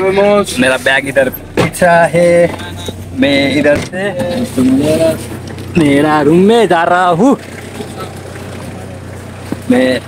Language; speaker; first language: Hindi; non-native, learner; Nepali